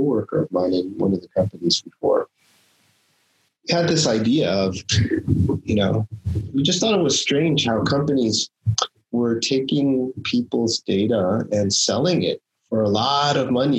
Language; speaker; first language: English; non-native, local second language; Korean